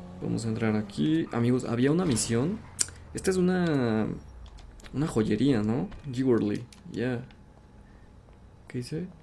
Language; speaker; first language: Spanish; native; Spanish